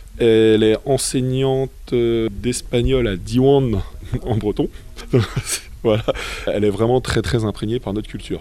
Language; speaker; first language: French; native; French